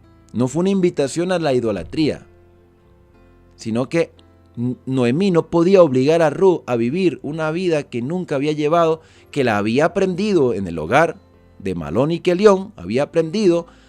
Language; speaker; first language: Spanish; native; Spanish